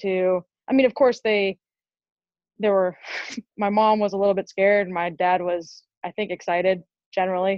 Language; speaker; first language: English; native; English